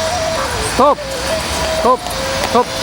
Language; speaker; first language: Russian; native; Russian